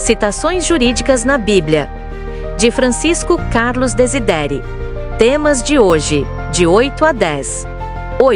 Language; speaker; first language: Portuguese; native; Portuguese